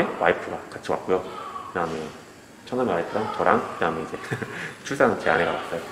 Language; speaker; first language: Korean; native; Korean